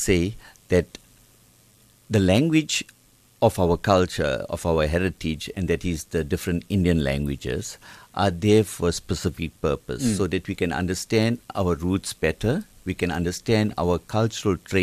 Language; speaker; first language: English; native; English